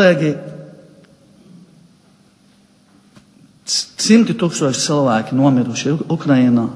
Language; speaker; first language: Latvian; non-native, fluent; Arabic